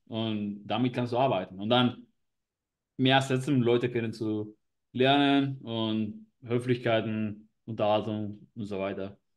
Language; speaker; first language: German; non-native, learner; Spanish